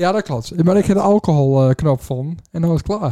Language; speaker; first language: Dutch; native; Dutch